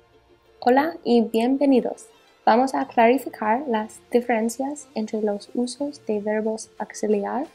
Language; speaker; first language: Spanish; non-native, learner; English